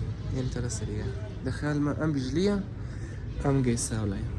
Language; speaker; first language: Persian; early bilingual, heritage; Persian